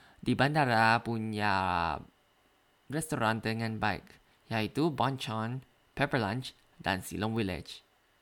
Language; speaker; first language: Indonesian; non-native, learner; Thai